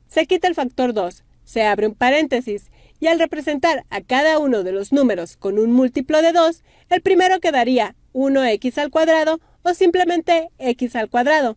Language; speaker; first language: Spanish; native; Spanish